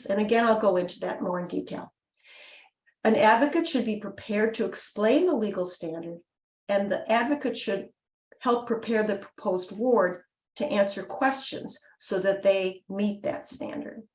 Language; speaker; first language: English; native; English